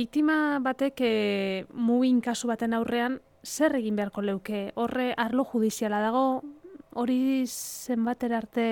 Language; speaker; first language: Basque; native; Basque